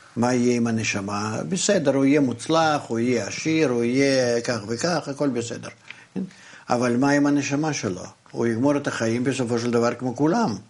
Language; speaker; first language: Hebrew; non-native, fluent; Russian